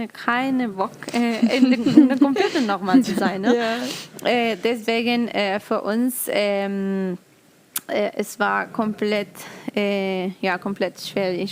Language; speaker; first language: German; non-native, learner; Spanish